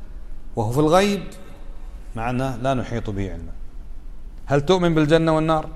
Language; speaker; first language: Arabic; native; Arabic